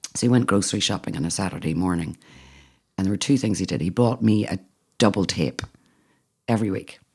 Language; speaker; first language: English; native; English